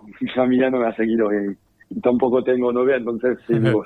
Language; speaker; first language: Spanish; non-native, fluent; French